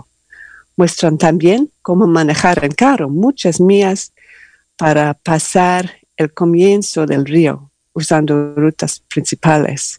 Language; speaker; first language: Spanish; non-native, learner; English